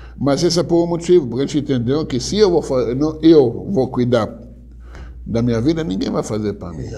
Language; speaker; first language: Portuguese; non-native, fluent; Hebrew